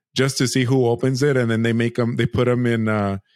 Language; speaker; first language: English; early bilingual, other home language; Spanish